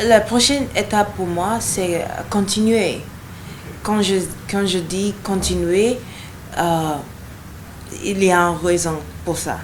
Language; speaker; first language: French; non-native, learner; Yoruba